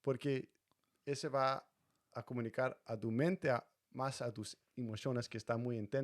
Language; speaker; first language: Spanish; non-native, fluent; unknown